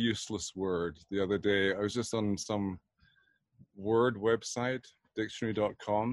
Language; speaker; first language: English; native; English